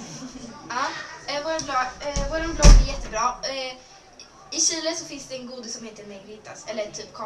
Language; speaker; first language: Swedish; early bilingual, other home language; Spanish